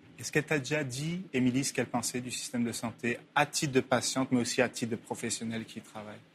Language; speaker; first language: French; native; French